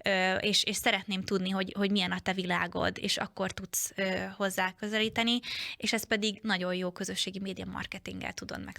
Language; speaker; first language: Hungarian; native; Hungarian